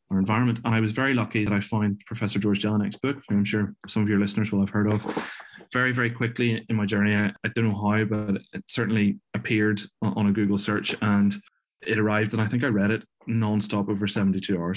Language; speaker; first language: English; native; English